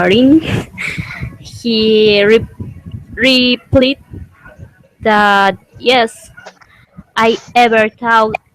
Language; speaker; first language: English; non-native, learner; Spanish